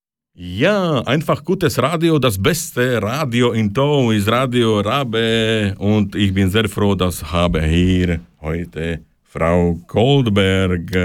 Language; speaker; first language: German; non-native, learner; Slovak